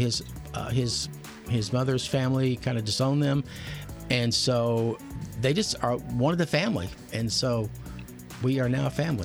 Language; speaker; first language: English; native; English